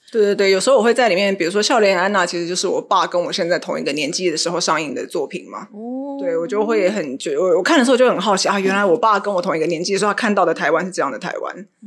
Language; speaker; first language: Chinese; native; Chinese